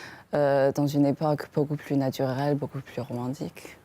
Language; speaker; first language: French; non-native, fluent; Chinese